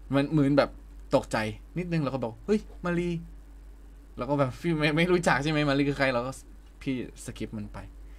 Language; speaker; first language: Thai; non-native, fluent; Indonesian